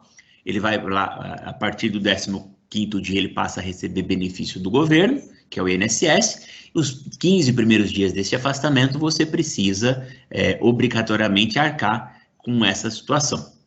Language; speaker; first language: Portuguese; native; Portuguese